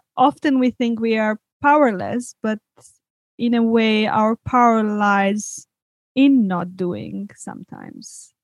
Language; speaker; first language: English; non-native, fluent; Serbian